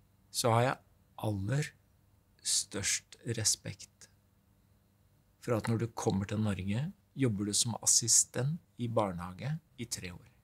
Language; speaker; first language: Norwegian; native; Norwegian